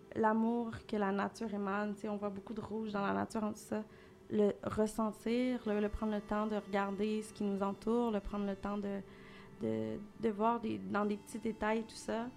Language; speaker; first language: French; native; French